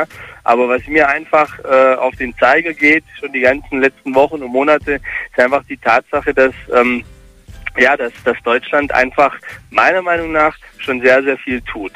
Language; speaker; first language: German; early bilingual, other home language; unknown